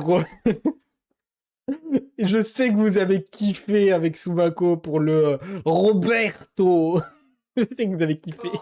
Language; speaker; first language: French; native; French